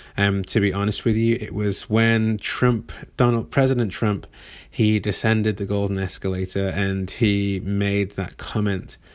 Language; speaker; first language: English; native; English